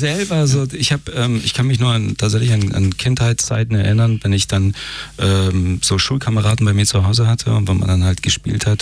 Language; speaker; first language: German; early bilingual, other home language; Persian